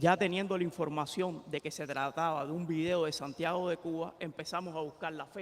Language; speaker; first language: Spanish; native; Spanish